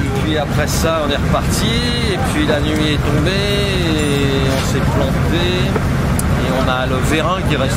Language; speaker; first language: French; native; French